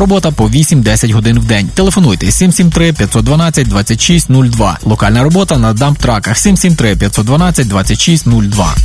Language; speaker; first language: Ukrainian; native; Ukrainian